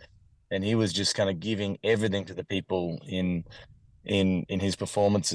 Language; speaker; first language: English; native; English